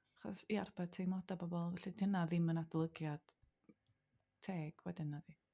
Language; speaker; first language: Welsh; native; Welsh